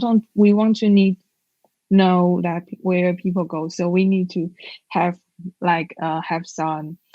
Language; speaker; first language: English; non-native, learner; Chinese